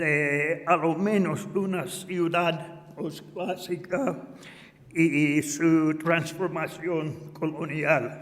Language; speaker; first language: Spanish; non-native, fluent; English